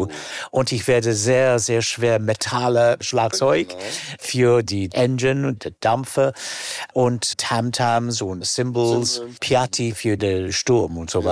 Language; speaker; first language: German; non-native, fluent; English